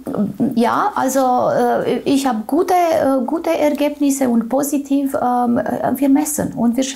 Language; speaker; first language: German; non-native, fluent; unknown